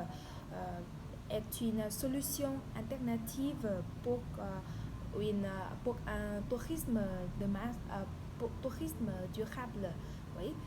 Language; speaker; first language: French; non-native, learner; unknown